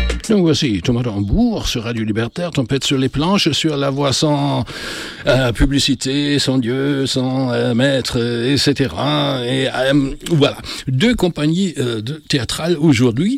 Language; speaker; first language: French; native; French